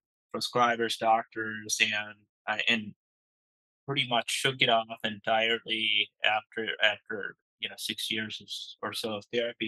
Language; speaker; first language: English; non-native, local second language; Malayalam